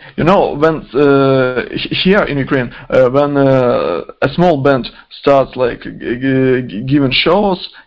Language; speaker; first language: English; non-native, fluent; Ukrainian